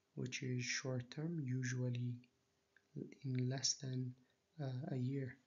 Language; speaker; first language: English; non-native, local second language; Amharic